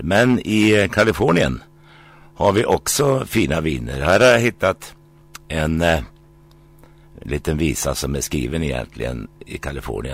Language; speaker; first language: Swedish; native; Swedish